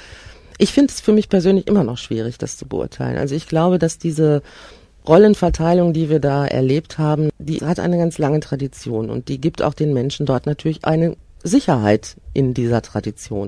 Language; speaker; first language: German; native; German